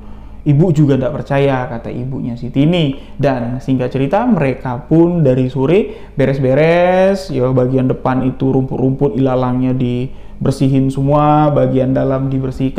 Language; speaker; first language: Indonesian; native; Indonesian